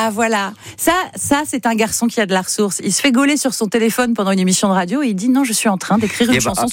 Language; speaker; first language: French; native; French